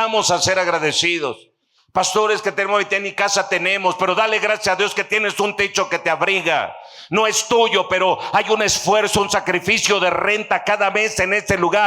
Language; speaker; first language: Spanish; native; Spanish